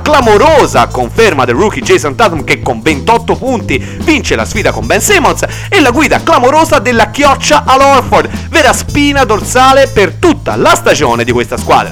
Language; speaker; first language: Italian; native; Italian